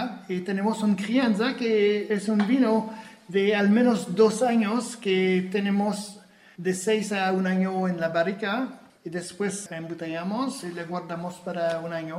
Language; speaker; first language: Spanish; non-native, fluent; French